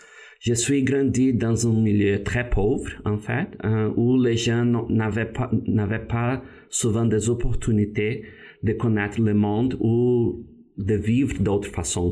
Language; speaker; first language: French; non-native, fluent; Portuguese